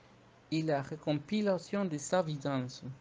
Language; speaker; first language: French; non-native, fluent; Spanish